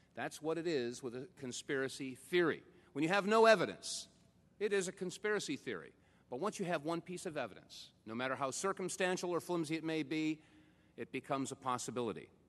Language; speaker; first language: English; native; English